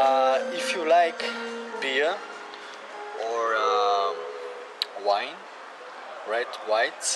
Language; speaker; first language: English; non-native, fluent; Bulgarian